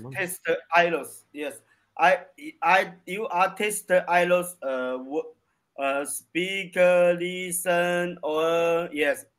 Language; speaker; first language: English; non-native, learner; Chinese